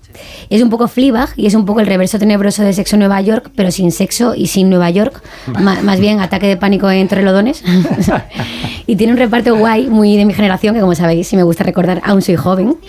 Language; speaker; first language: Spanish; native; Spanish